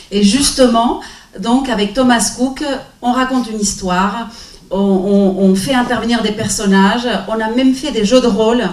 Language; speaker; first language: French; non-native, fluent; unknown